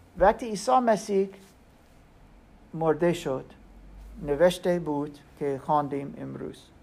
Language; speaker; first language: Persian; non-native, learner; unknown